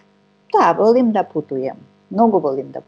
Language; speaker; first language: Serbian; non-native, learner; Norwegian